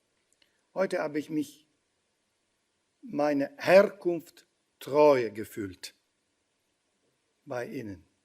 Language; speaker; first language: German; non-native, fluent; Italian